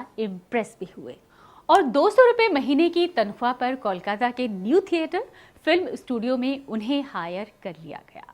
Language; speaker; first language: Hindi; native; Hindi